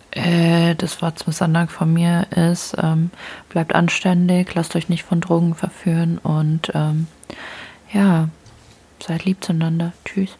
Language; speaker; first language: German; early bilingual, other home language; Ukrainian